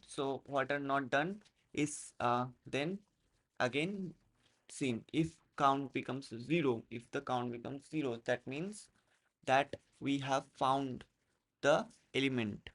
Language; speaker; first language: English; non-native, local second language; Hindi